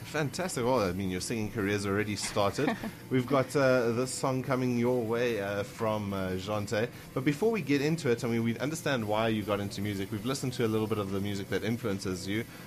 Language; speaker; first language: English; non-native, local second language; Afrikaans